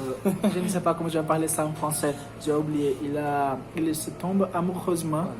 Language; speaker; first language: French; non-native, learner; Portuguese